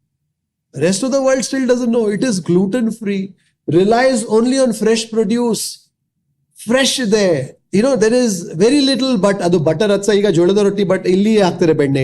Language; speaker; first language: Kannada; non-native, local second language; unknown